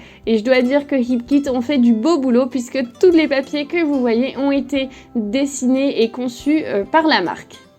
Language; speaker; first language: French; native; French